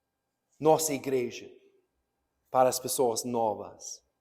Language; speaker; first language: Portuguese; non-native, fluent; English